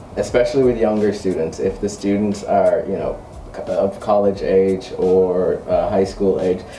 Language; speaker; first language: English; native; English